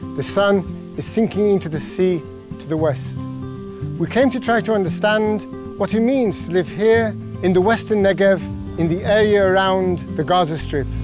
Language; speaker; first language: English; native; English